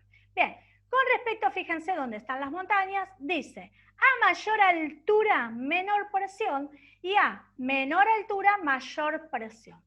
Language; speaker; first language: Spanish; native; Spanish